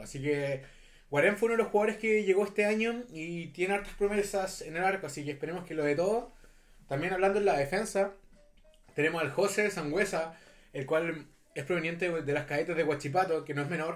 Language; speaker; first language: Spanish; native; Spanish